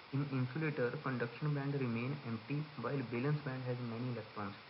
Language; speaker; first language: English; non-native, local second language; Punjabi